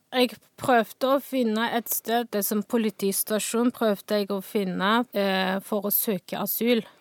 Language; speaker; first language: Norwegian; non-native, fluent; Chinese